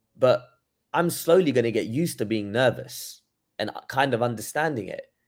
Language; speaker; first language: English; native; English